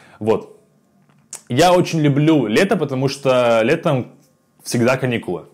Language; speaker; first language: Russian; native; Russian